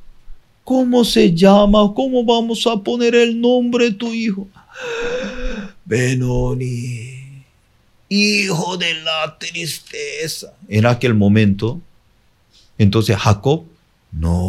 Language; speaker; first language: Spanish; non-native, fluent; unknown